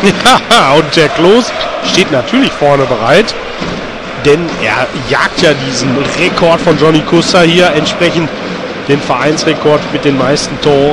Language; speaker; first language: German; native; German